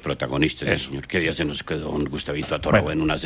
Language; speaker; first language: Spanish; native; Spanish